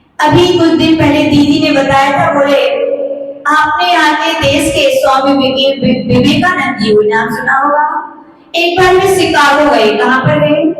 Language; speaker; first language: Hindi; native; Hindi